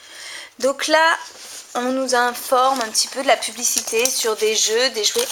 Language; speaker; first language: French; native; French